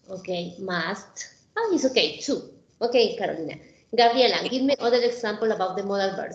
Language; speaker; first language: English; non-native, fluent; Spanish